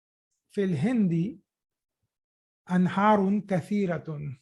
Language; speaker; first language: Arabic; non-native, fluent; Urdu